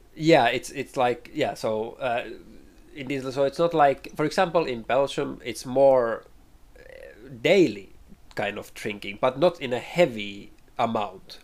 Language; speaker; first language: English; non-native, fluent; Finnish